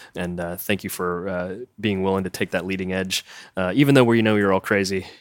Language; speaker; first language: English; native; English